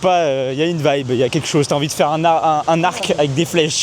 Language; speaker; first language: French; native; French